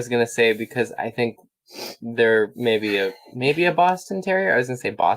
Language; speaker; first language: English; native; English